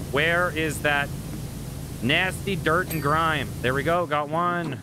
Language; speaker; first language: English; native; English